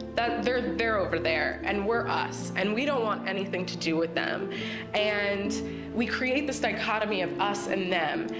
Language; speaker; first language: English; native; English